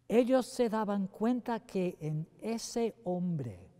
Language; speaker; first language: Spanish; non-native, fluent; English